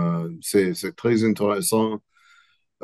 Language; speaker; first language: French; non-native, learner; English